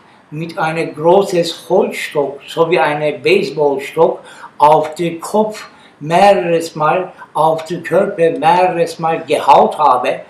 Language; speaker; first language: German; non-native, learner; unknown